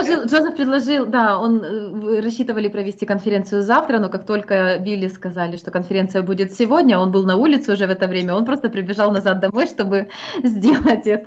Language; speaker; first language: Russian; native; Russian